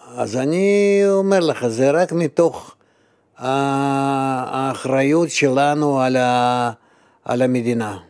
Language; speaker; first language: Hebrew; non-native, fluent; Russian